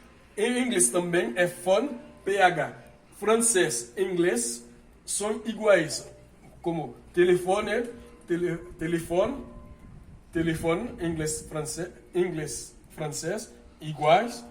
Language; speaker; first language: Portuguese; non-native, fluent; Haitian Creole